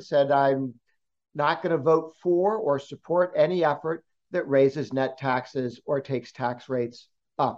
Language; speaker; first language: English; native; English